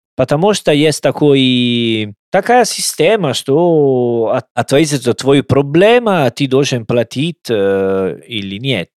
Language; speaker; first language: Russian; non-native, learner; Italian